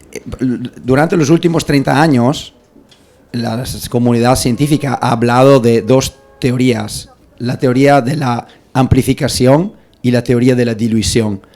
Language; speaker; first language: Spanish; non-native, learner; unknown